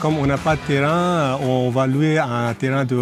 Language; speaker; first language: French; non-native, fluent; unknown